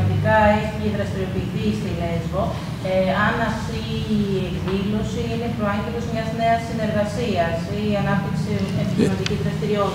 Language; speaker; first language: Greek; native; Greek